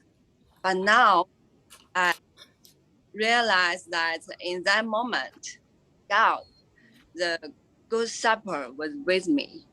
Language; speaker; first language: English; non-native, fluent; Chinese